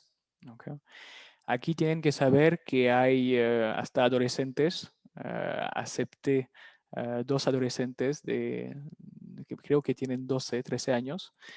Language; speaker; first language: Spanish; non-native, fluent; French